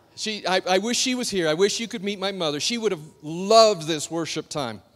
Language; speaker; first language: English; native; English